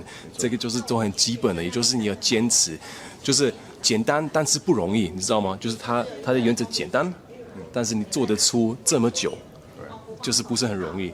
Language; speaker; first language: Chinese; non-native, fluent; German